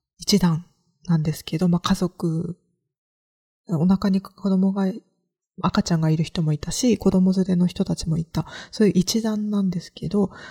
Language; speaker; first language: Japanese; native; Japanese